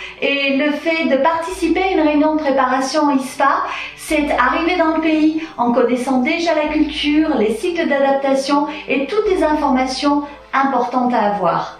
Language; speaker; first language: French; native; French